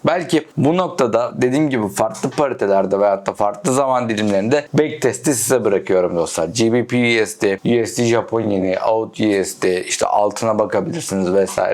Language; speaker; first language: Turkish; native; Turkish